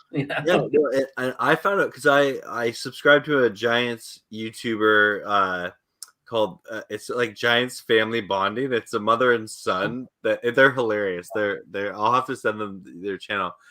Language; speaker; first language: English; native; English